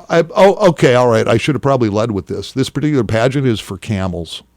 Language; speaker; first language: English; native; English